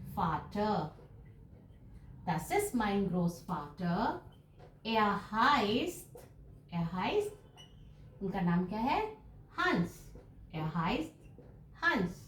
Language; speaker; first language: German; non-native, fluent; Hindi